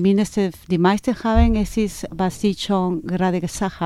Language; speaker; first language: German; non-native, fluent; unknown